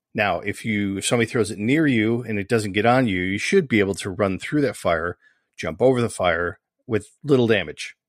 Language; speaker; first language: English; native; English